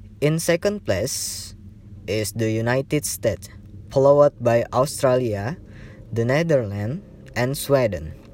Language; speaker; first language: English; non-native, learner; Indonesian